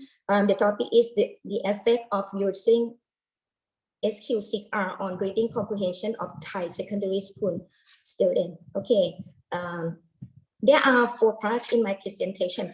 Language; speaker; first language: English; non-native, learner; Thai